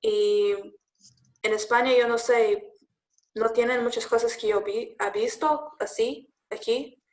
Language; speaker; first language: Spanish; non-native, learner; English